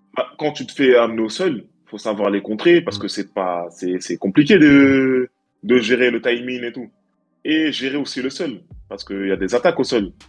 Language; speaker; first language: French; native; French